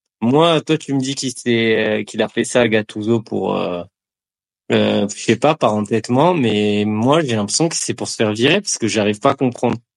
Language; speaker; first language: French; native; French